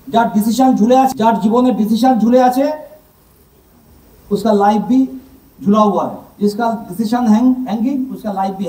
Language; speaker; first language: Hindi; non-native, local second language; Bangla